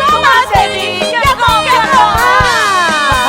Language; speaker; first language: Chinese; native; Chinese